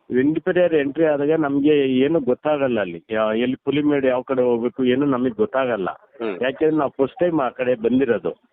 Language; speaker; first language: Kannada; native; Kannada